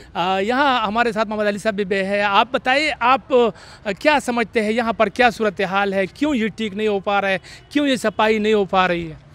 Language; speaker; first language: Urdu; non-native, local second language; Pashto